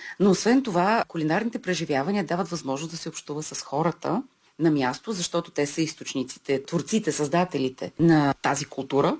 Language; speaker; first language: Bulgarian; native; Bulgarian